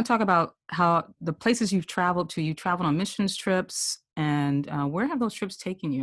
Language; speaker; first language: English; native; English